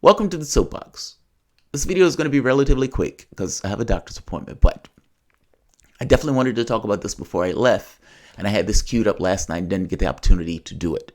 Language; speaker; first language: English; native; English